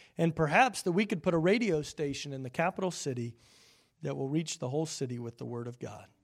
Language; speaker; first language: English; native; English